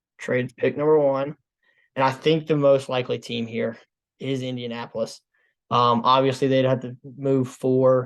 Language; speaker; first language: English; native; English